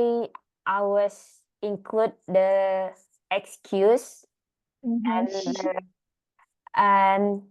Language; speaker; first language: English; non-native, learner; Indonesian